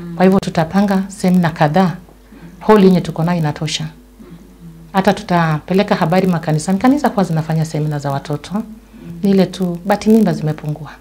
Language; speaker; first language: Swahili; non-native, local second language; Luyia